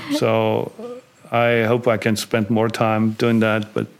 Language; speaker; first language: English; non-native, fluent; German